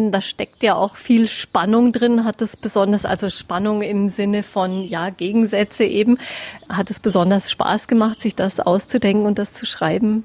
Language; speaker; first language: German; native; German